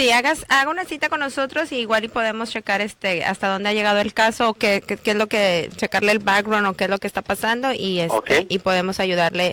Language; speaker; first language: Spanish; native; Spanish